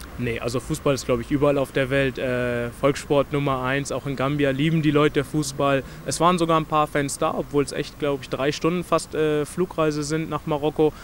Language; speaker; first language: German; native; German